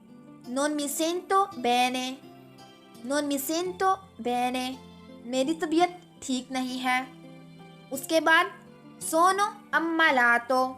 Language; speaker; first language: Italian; non-native, fluent; Urdu